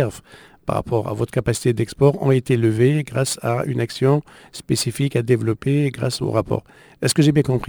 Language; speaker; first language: French; non-native, local second language; Arabic